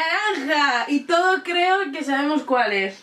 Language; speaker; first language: Spanish; native; Spanish